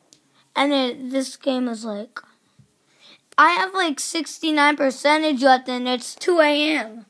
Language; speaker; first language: English; native; English